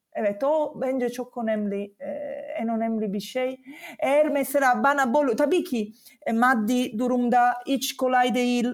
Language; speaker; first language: Turkish; non-native, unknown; Italian